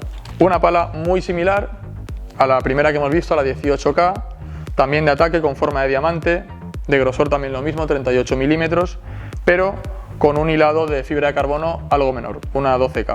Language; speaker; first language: Spanish; native; Spanish